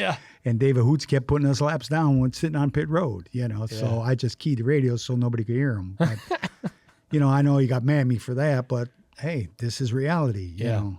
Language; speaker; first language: English; native; English